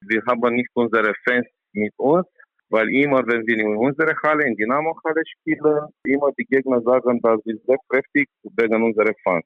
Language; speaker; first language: German; non-native, learner; Romanian